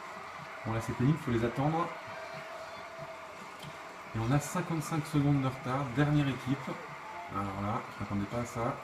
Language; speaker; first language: French; native; French